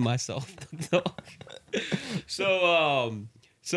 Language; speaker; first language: English; non-native, local second language; Urdu